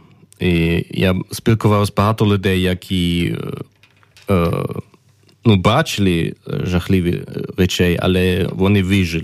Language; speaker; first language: Ukrainian; non-native, learner; German